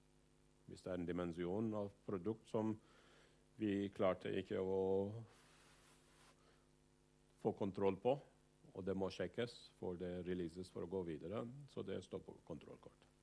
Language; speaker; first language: Norwegian; non-native, fluent; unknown